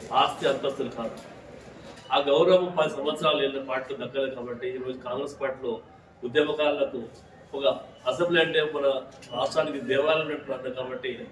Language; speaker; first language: Telugu; native; Telugu